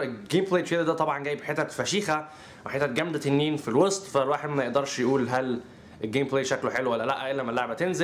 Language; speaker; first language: Arabic; native; Arabic